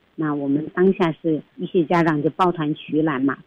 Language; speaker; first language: Chinese; native; Chinese